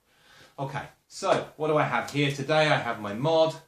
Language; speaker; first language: English; native; English